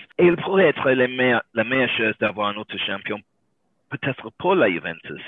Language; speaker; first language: French; non-native, learner; English